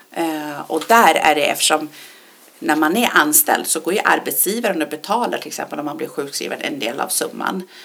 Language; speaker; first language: Swedish; early bilingual, other home language; Persian